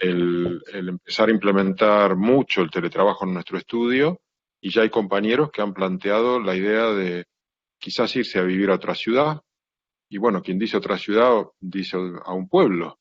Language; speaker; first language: Spanish; native; Spanish